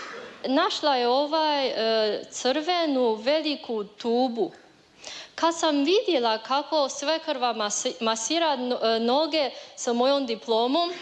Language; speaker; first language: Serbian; non-native, learner; Chinese